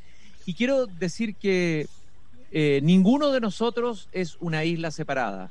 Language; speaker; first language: Spanish; native; Spanish